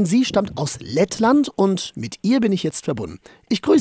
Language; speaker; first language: German; native; German